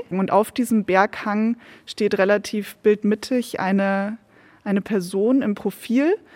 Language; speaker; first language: German; native; German